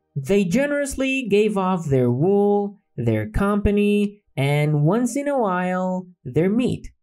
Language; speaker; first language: English; non-native, fluent; Central Kurdish